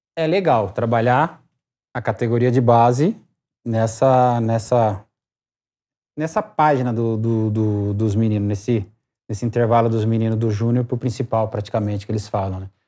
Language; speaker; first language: Portuguese; native; Portuguese